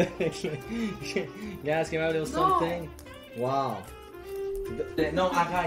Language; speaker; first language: English; non-native, fluent; French